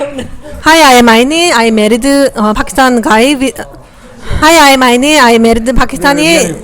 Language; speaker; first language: English; non-native, learner; Korean